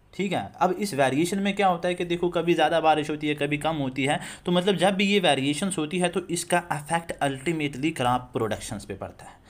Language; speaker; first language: Hindi; non-native, local second language; Kashmiri